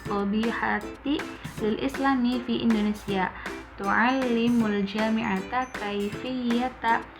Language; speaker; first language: Arabic; non-native, learner; Indonesian